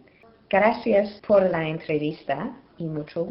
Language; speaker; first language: Spanish; non-native, learner; English